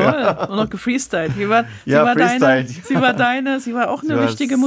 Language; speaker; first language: German; native; German